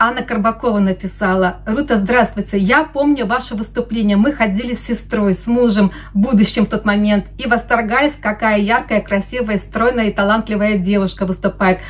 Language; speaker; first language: Russian; non-native, local second language; Lithuanian